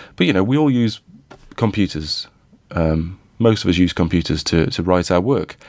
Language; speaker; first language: English; native; English